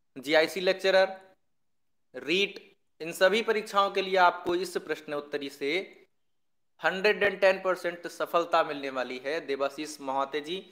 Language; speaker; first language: Hindi; native; Hindi